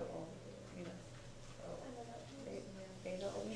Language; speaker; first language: Japanese; non-native, learner; English